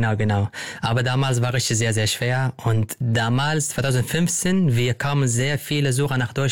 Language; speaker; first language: German; non-native, learner; Arabic